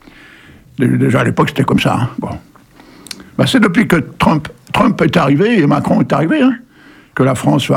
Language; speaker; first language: French; native; French